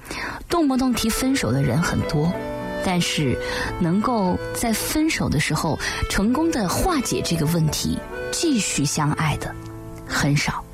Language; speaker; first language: Chinese; native; Chinese